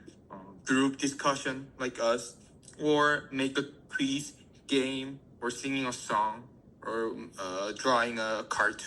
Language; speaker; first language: English; non-native, learner; Korean